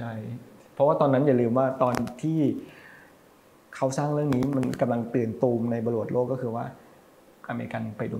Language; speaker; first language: Thai; native; Thai